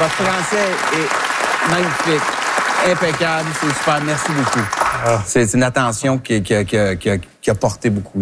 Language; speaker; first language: French; native; French